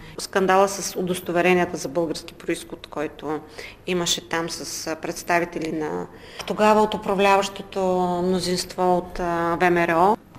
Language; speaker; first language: Bulgarian; native; Bulgarian